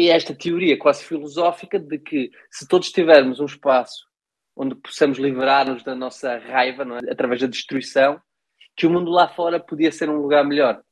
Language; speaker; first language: Portuguese; early bilingual, heritage; Portuguese